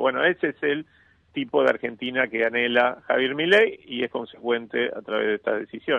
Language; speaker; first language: Spanish; native; Spanish